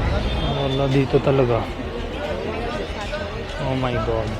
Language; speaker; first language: Filipino; non-native, learner; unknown